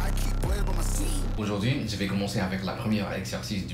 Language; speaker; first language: French; non-native, learner; English